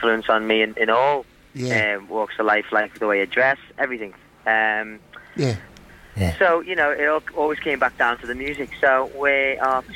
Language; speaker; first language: English; native; English